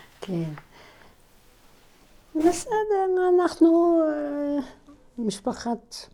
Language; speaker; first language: Hebrew; non-native, fluent; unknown